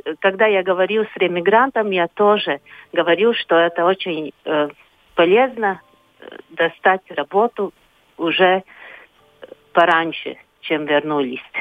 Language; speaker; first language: Russian; non-native, local second language; Latvian